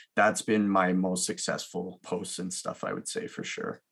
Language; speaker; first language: English; native; English